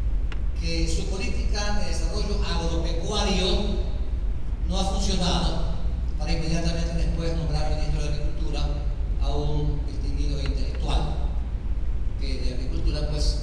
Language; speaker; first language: Spanish; native; Spanish